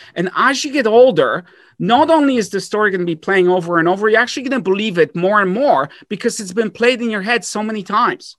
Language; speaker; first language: English; early bilingual, other home language; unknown